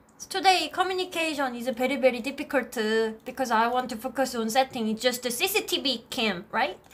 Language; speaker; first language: English; non-native, learner; Korean